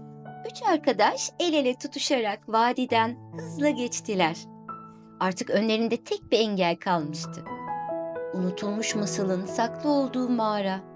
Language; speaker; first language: Turkish; native; Turkish